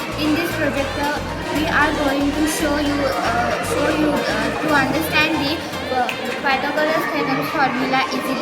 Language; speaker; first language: English; non-native, learner; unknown